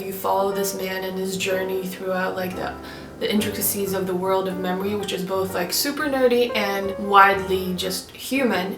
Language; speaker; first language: English; non-native, fluent; Swedish